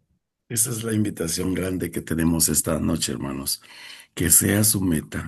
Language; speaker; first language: Spanish; native; Spanish